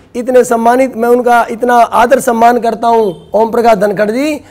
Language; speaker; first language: Hindi; native; Hindi